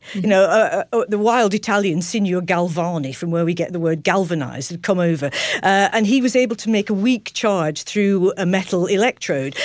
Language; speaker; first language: English; native; English